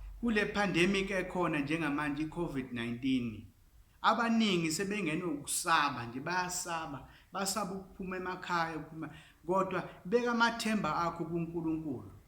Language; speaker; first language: Zulu; non-native, local second language; English